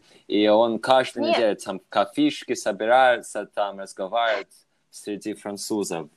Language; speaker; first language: Russian; non-native, fluent; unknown